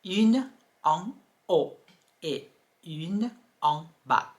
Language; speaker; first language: French; non-native, fluent; Thai